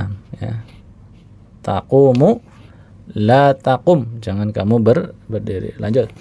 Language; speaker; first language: Indonesian; native; Indonesian